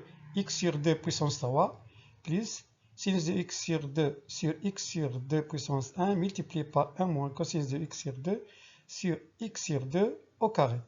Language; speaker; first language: French; non-native, local second language; Arabic